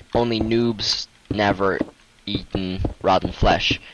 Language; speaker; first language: English; non-native, fluent; Russian